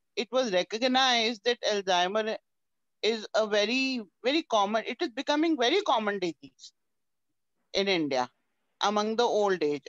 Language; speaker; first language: English; non-native, local second language; Hindi